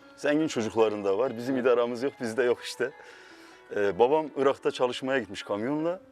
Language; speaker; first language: Turkish; native; Turkish